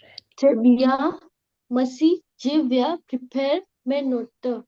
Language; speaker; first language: French; non-native, learner; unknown